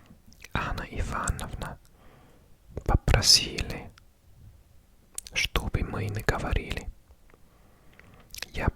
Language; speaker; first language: Russian; non-native, learner; English